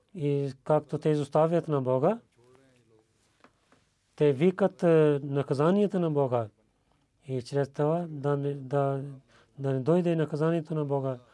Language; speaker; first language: Bulgarian; non-native, learner; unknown